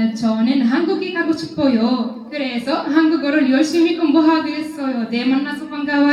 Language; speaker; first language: Korean; non-native, learner; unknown